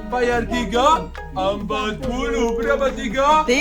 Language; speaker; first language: Indonesian; non-native, learner; Arabic